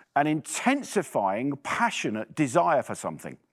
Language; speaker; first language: English; native; English